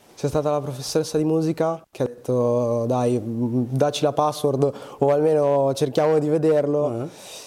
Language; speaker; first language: Italian; early bilingual, other home language; Portuguese